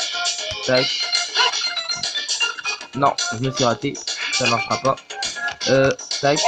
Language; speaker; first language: French; native; French